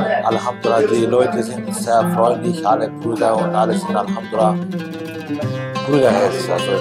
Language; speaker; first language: German; non-native, fluent; Turkish